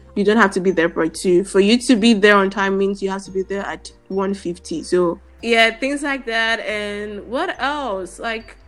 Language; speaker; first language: English; non-native, local second language; Yoruba